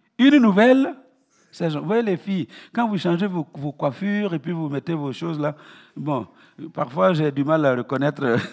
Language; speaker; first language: French; non-native, local second language; Mossi